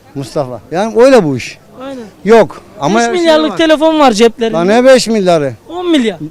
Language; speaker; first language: Turkish; native; Turkish